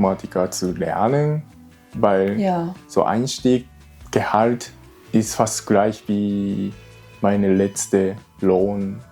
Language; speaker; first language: German; non-native, learner; Japanese